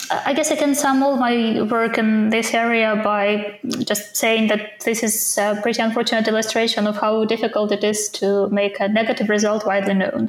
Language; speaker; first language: English; non-native, fluent; Ukrainian